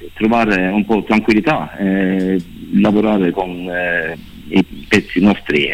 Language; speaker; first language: Italian; non-native, learner; Norwegian